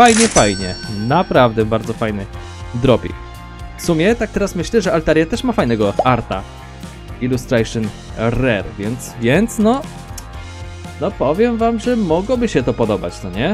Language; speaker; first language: Polish; native; Polish